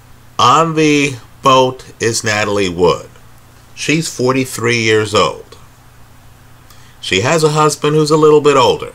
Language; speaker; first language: English; native; English